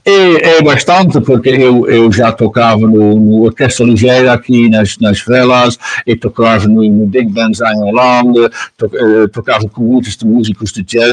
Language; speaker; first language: Portuguese; non-native, learner; Dutch